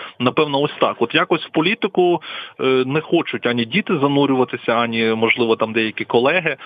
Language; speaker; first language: Ukrainian; non-native, local second language; Russian